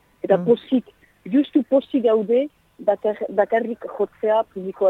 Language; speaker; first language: Basque; non-native, local second language; French